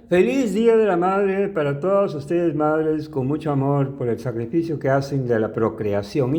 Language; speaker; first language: Spanish; early bilingual, other home language; English